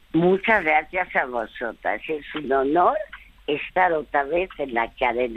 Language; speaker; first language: Spanish; early bilingual, other home language; French